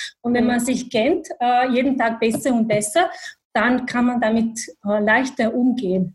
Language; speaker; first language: German; non-native, fluent; Bosnian